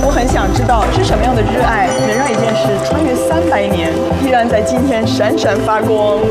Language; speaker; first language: Chinese; non-native, fluent; French